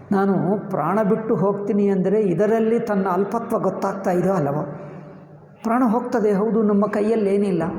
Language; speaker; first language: Kannada; native; Kannada